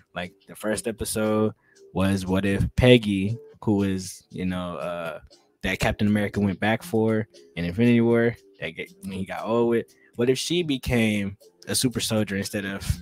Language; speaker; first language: English; native; English